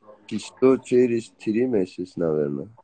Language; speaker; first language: Russian; non-native, learner; Persian